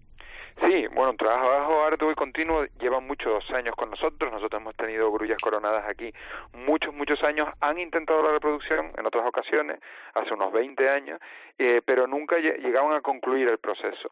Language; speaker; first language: Spanish; native; Spanish